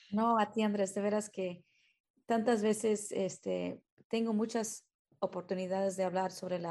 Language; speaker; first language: Spanish; early bilingual, heritage; Spanish